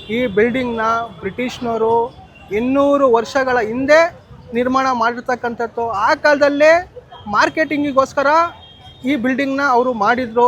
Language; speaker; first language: Kannada; native; Kannada